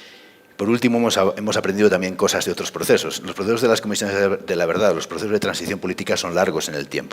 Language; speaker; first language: Spanish; native; Spanish